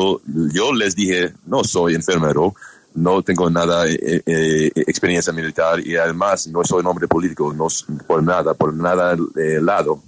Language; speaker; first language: Spanish; non-native, learner; English